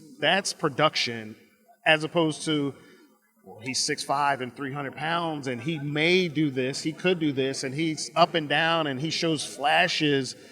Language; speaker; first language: English; native; English